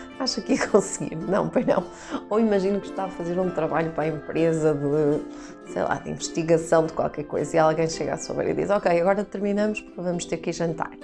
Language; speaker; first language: Portuguese; native; Portuguese